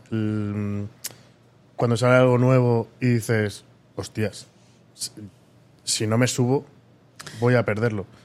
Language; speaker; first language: Spanish; native; Spanish